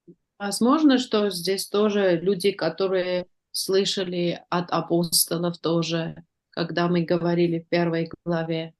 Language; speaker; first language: Russian; non-native, fluent; Armenian